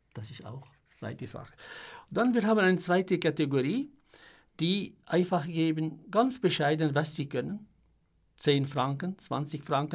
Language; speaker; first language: German; non-native, fluent; Arabic